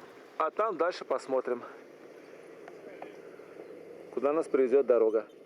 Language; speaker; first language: Russian; native; Russian